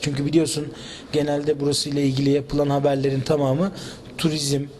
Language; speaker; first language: Turkish; native; Turkish